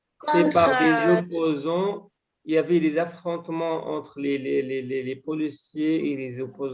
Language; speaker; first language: French; non-native, fluent; Arabic